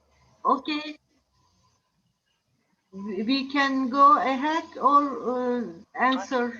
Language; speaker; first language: English; non-native, learner; Turkish